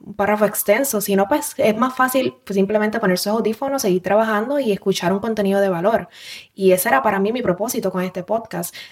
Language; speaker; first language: Spanish; native; Spanish